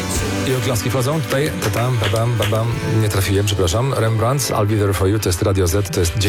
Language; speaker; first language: Polish; native; Polish